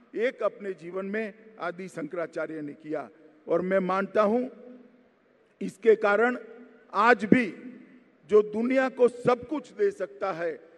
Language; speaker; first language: Hindi; non-native, local second language; Gujarati